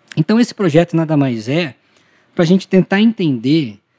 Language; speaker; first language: Portuguese; native; Portuguese